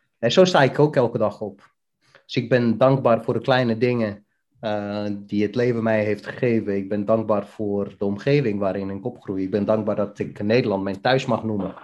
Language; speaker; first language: Dutch; early bilingual, other home language; Bosnian